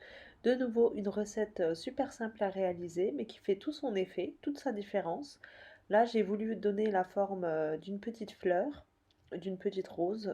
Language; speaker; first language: French; native; French